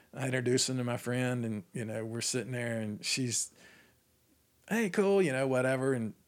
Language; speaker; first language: English; native; English